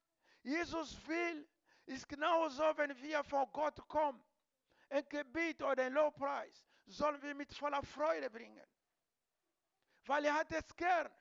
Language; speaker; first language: German; non-native, learner; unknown